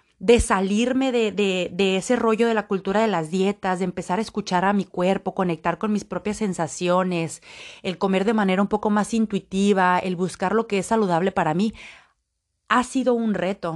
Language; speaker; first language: Spanish; native; Spanish